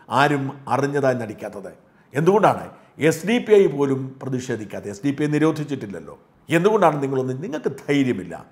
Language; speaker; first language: Malayalam; native; Malayalam